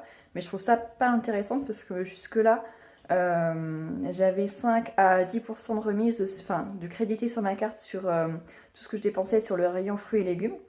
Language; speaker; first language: French; native; French